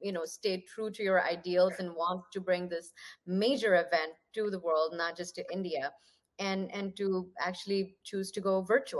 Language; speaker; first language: English; non-native, local second language; Punjabi